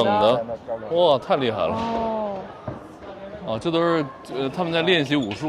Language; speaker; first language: Chinese; native; Chinese